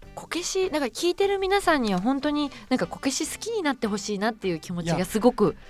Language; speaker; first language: Japanese; native; Japanese